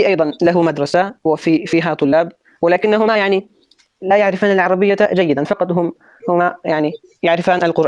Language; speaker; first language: Arabic; non-native, fluent; Turkish